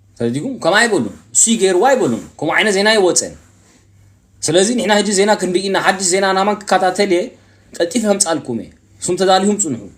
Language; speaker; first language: Tigrinya; early bilingual, heritage; Tigrinya